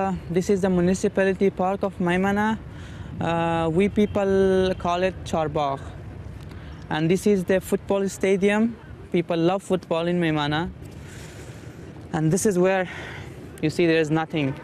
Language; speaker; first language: English; non-native, fluent; Persian